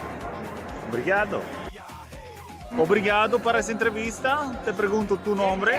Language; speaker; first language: Portuguese; non-native, learner; Italian